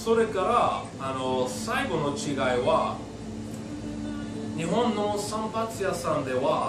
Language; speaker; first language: Japanese; non-native, fluent; English